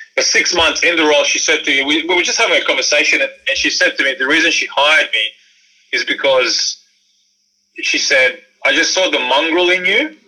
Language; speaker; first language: English; early bilingual, other home language; Croatian